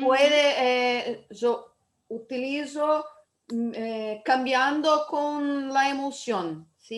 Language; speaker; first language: Spanish; non-native, learner; Portuguese